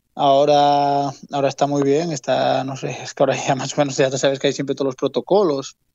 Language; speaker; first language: Spanish; native; Spanish